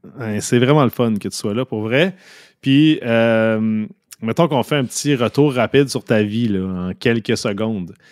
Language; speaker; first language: French; native; French